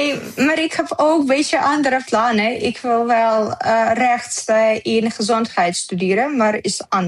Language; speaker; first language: Dutch; non-native, learner; Ukrainian